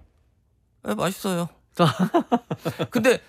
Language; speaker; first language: Korean; native; Korean